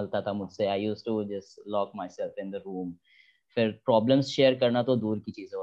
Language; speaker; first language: English; non-native, local second language; Hindi